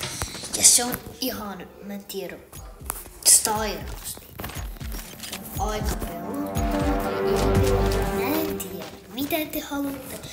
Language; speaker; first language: Finnish; early bilingual, other home language; Russian